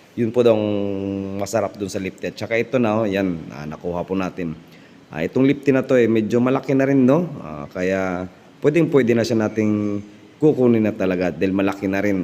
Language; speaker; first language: Filipino; non-native, local second language; Cebuano